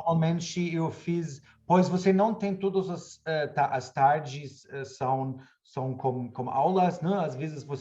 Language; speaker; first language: Portuguese; non-native, fluent; German